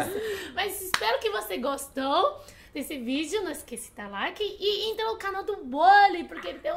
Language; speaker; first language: Portuguese; non-native, fluent; Chinese